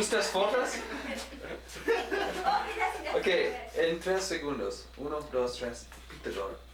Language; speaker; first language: Spanish; non-native, learner; English